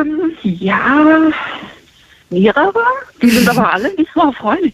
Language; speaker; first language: German; native; German